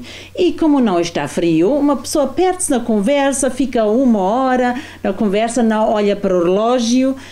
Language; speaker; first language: Portuguese; non-native, fluent; German